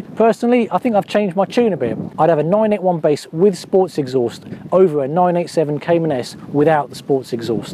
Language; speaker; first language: English; native; English